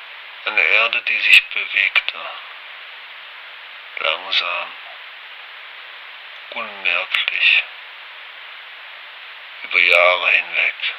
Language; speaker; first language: German; native; German